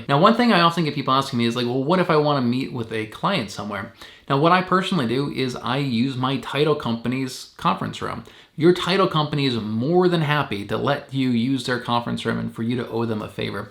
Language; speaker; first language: English; native; English